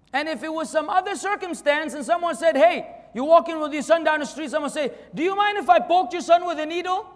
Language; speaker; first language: English; non-native, fluent; Arabic